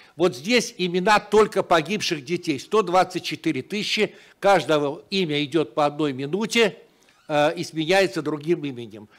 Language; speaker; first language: Russian; native; Russian